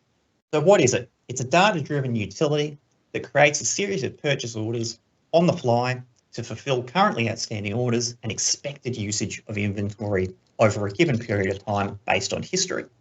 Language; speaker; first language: English; native; English